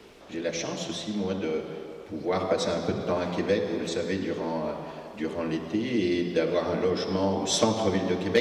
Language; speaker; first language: French; native; French